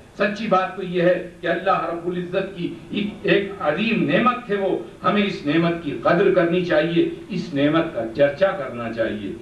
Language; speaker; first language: Urdu; native; Urdu